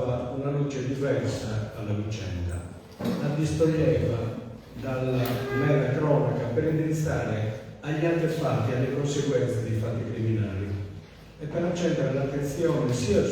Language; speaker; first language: Italian; native; Italian